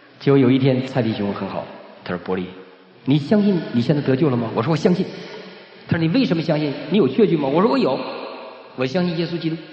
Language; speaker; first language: Chinese; native; Chinese